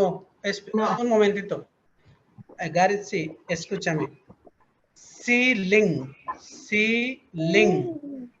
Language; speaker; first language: Spanish; non-native, fluent; Hindi